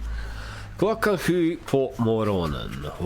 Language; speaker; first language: Swedish; non-native, learner; English